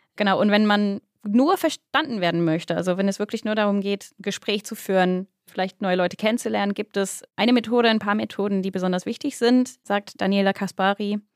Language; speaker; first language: German; non-native, fluent; English